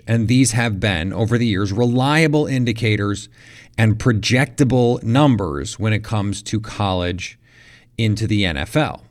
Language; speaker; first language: English; native; English